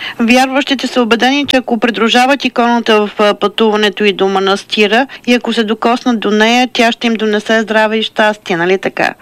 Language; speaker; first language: Bulgarian; native; Bulgarian